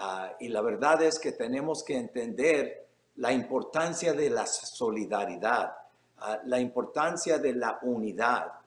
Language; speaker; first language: Spanish; early bilingual, heritage; Spanish